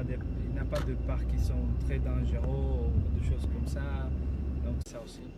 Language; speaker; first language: French; non-native, fluent; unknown